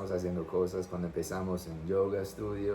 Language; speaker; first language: Spanish; non-native, fluent; English